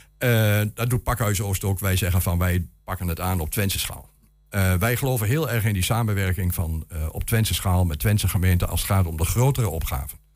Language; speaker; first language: Dutch; native; Dutch